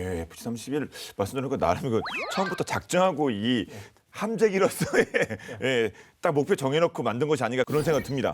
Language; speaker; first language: Korean; native; Korean